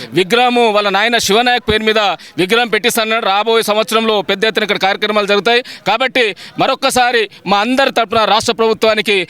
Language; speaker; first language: Telugu; non-native, local second language; Lambadi